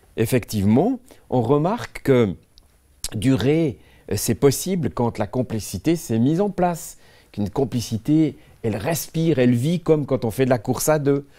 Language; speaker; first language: French; native; French